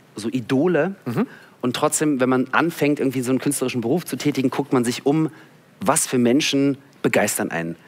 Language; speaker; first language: German; early bilingual, other home language; Russian